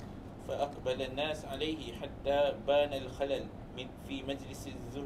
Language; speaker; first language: Arabic; non-native, learner; Malay